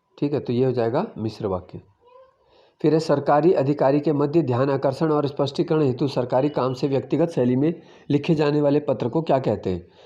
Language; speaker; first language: Hindi; native; Hindi